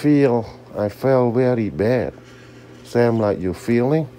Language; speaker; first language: English; non-native, learner; Khmer